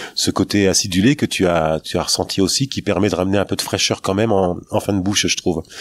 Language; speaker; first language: French; native; French